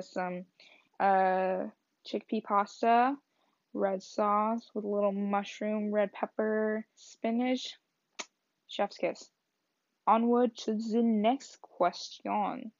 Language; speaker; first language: English; early bilingual, other home language; Vietnamese